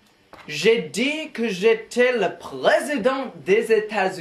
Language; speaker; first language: French; non-native, learner; English